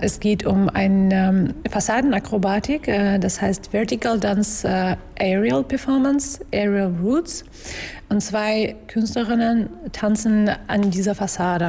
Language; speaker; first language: German; non-native, learner; Russian